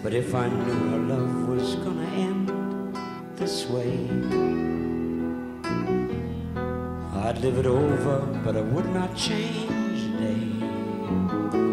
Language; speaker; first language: English; native; English